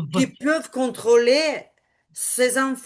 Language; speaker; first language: French; non-native, learner; Ukrainian